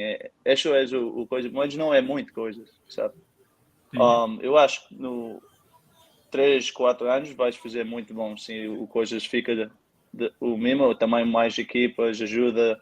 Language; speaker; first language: Portuguese; early bilingual, heritage; Portuguese